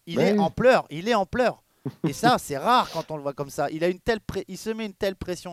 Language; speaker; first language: French; native; French